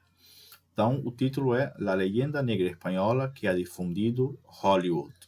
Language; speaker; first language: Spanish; non-native, fluent; Portuguese